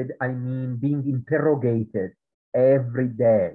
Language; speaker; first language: English; non-native, fluent; Italian